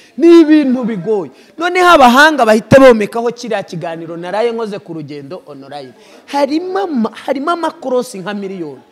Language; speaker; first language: Kinyarwanda; native; Kinyarwanda